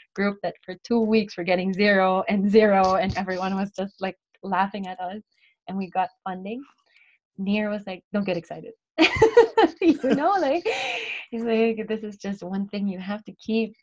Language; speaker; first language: English; non-native, local second language; Filipino